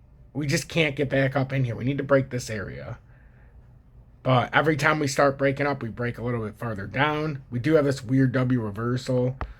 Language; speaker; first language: English; native; English